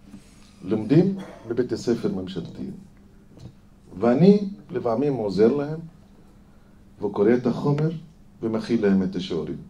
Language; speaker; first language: Hebrew; non-native, fluent; Arabic